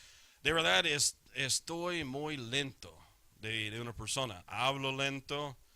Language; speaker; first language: Spanish; non-native, fluent; English